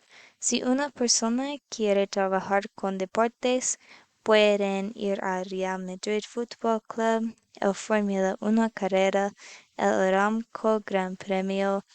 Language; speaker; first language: Spanish; non-native, learner; English